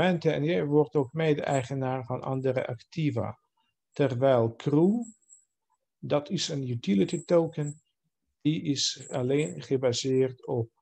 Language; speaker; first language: Dutch; non-native, fluent; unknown